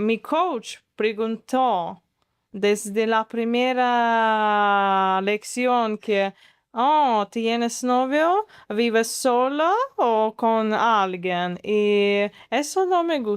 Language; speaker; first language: Spanish; non-native, learner; Russian